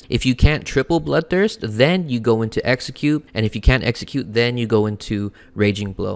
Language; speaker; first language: English; native; English